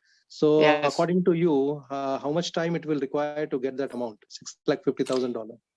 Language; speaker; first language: English; non-native, fluent; Hindi